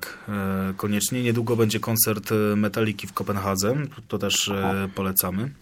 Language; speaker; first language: Polish; native; Polish